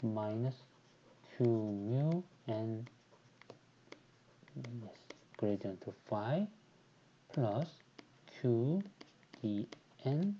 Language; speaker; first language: English; non-native, fluent; Korean